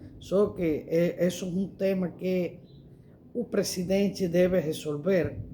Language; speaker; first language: Portuguese; non-native, learner; Spanish